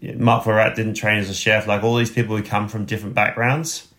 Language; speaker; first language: English; native; English